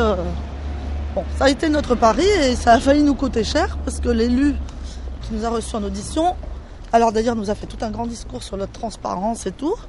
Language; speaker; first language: French; native; French